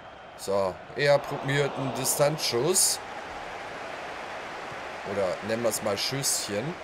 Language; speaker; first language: German; native; German